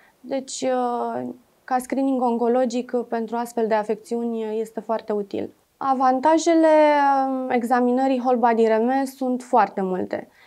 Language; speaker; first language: Romanian; native; Romanian